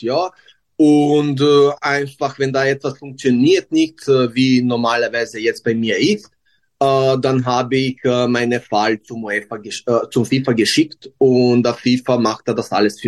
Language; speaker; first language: German; non-native, learner; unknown